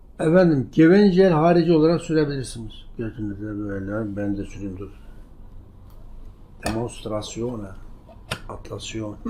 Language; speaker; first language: Turkish; native; Turkish